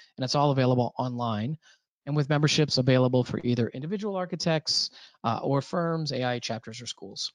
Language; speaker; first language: English; native; English